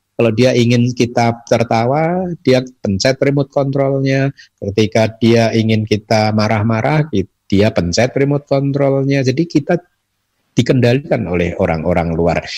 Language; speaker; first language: Indonesian; native; Indonesian